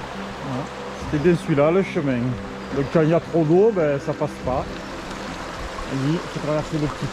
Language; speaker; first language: French; native; French